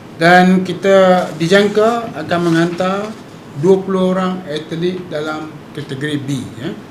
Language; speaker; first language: Malay; native; Malay